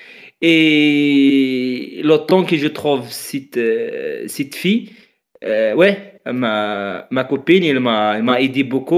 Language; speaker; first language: French; non-native, learner; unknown